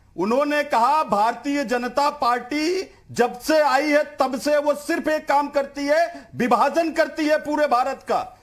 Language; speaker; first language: Hindi; native; Hindi